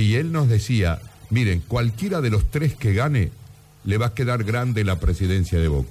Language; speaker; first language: Spanish; native; Spanish